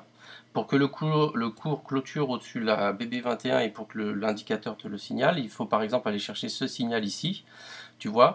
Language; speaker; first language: French; native; French